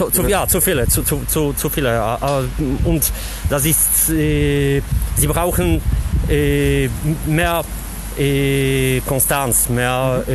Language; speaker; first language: German; non-native, learner; Polish